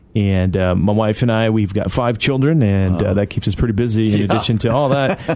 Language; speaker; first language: English; native; English